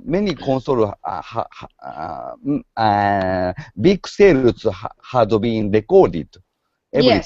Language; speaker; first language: English; non-native, learner; Japanese